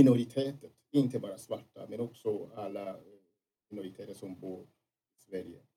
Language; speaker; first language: Swedish; non-native, fluent; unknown